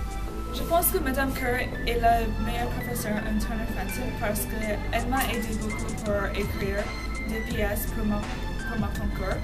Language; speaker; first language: French; non-native, learner; English